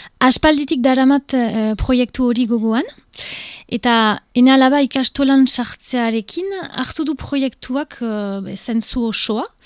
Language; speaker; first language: Basque; non-native, local second language; French